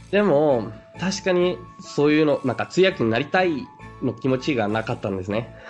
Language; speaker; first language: Japanese; non-native, fluent; Spanish